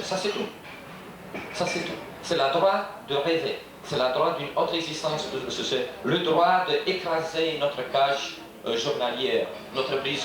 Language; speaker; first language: French; non-native, fluent; Romanian